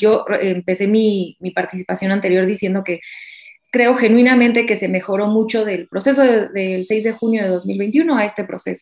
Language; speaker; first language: Spanish; native; Spanish